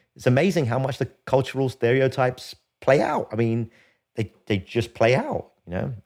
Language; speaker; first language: English; native; English